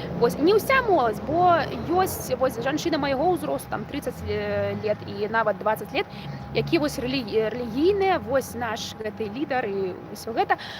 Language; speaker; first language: Belarusian; non-native, local second language; Russian